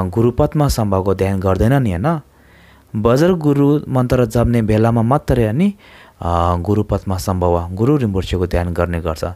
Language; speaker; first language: Nepali; non-native, local second language; Tibetan